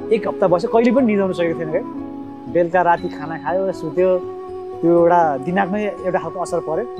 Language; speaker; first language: Nepali; non-native, local second language; Sherpa